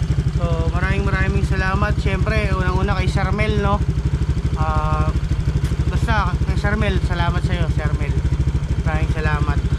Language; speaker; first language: Filipino; native; Filipino